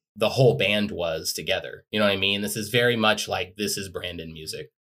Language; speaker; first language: English; native; English